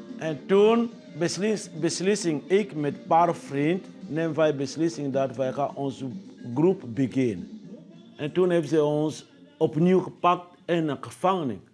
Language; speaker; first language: Dutch; non-native, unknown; Lingala